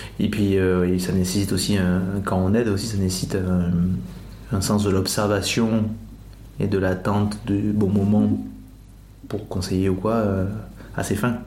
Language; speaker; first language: French; native; French